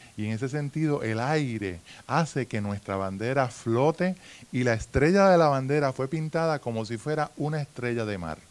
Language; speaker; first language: Spanish; native; Spanish